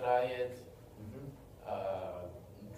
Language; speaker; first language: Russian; non-native, learner; English